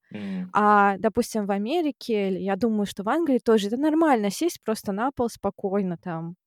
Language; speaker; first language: Russian; native; Russian